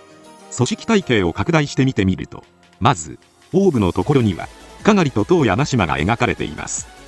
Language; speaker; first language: Japanese; native; Japanese